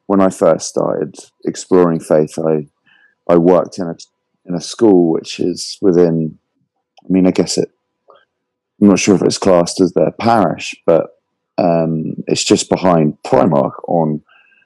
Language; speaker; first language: English; native; English